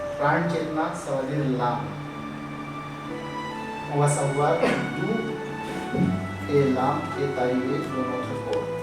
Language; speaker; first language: French; non-native, learner; Hindi